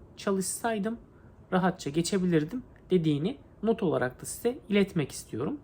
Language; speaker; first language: Turkish; native; Turkish